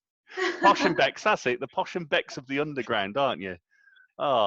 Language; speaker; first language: English; native; English